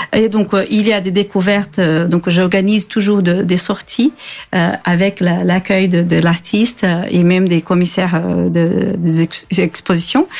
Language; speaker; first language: French; non-native, fluent; Portuguese